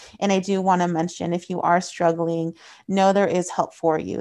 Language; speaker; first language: English; early bilingual, other home language; Spanish